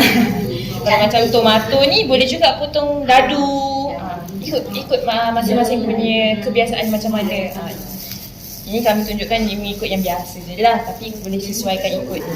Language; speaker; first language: Malay; native; Malay